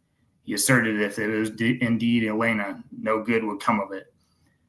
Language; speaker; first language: English; native; English